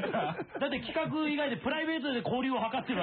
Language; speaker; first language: Japanese; native; Japanese